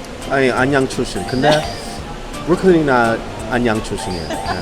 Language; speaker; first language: Korean; non-native, learner; English